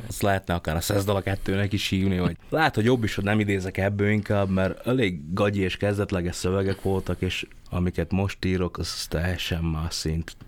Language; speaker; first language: Hungarian; early bilingual, other home language; Vietnamese